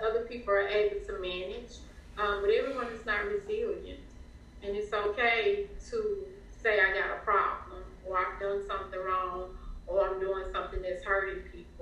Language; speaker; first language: English; native; English